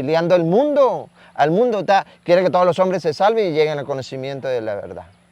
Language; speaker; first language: Spanish; native; Spanish